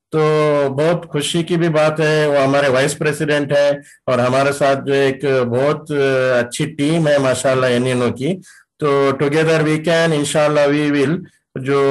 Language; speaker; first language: Urdu; native; Urdu